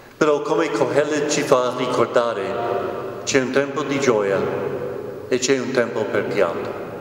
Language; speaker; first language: Italian; non-native, fluent; English